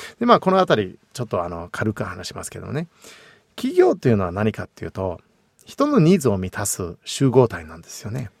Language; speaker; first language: Japanese; non-native, fluent; English